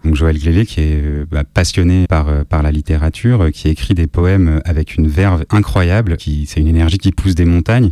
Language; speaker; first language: French; native; French